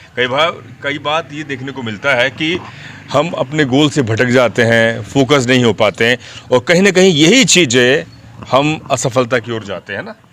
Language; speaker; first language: Hindi; native; Hindi